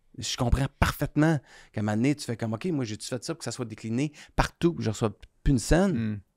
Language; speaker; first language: French; native; French